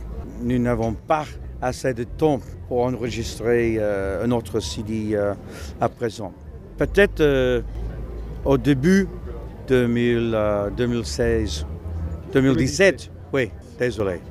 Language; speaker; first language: French; non-native, learner; English